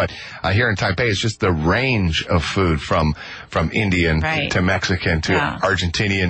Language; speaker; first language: English; native; English